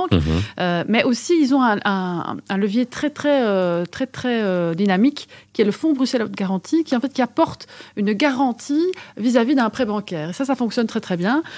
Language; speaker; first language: French; native; French